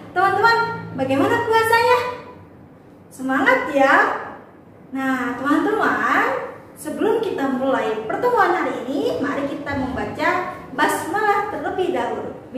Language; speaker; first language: Indonesian; native; Indonesian